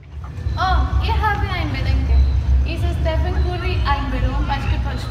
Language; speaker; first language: German; non-native, learner; Spanish